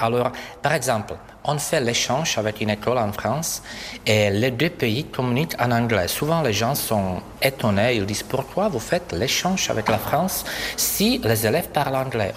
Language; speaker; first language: French; non-native, fluent; Czech